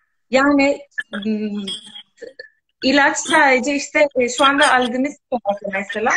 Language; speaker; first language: Turkish; non-native, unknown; Spanish